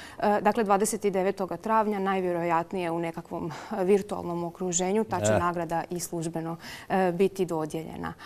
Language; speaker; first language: Croatian; native; Croatian